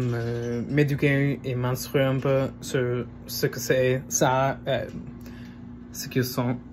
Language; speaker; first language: French; non-native, fluent; English